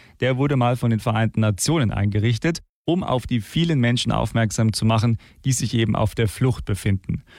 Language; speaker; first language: German; native; German